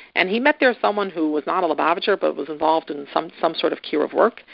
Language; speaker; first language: English; native; English